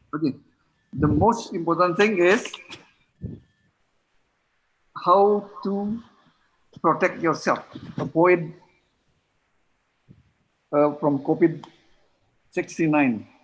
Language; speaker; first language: English; non-native, learner; Indonesian